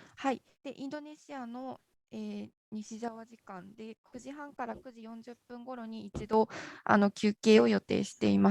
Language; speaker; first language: Japanese; native; Japanese